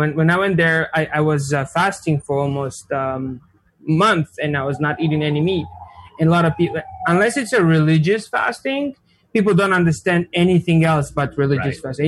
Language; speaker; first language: English; non-native, fluent; Georgian